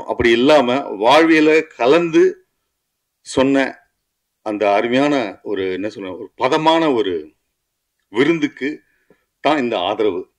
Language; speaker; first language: Tamil; native; Tamil